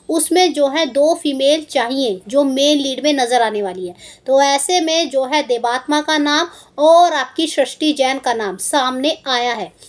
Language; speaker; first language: Hindi; native; Hindi